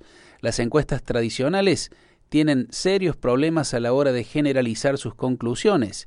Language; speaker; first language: Spanish; native; Spanish